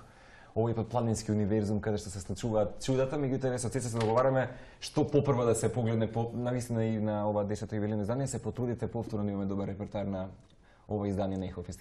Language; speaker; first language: Macedonian; native; Macedonian